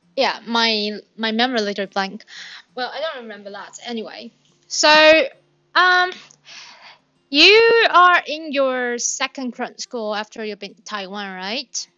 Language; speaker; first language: English; non-native, learner; Chinese